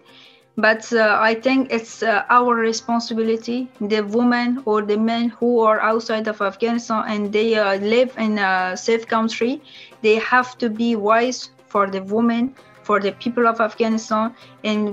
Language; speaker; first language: English; non-native, learner; Persian